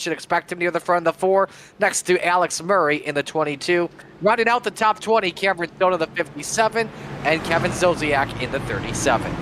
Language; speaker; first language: English; native; English